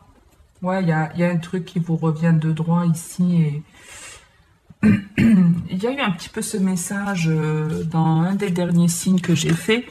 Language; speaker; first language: French; native; French